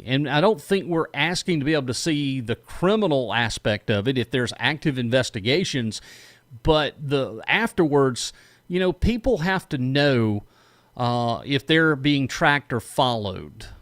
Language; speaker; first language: English; native; English